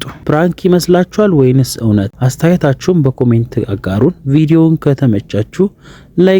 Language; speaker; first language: Amharic; native; Amharic